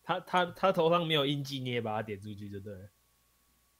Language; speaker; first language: Chinese; native; Chinese